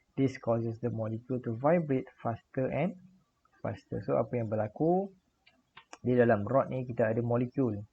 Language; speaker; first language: Malay; native; Malay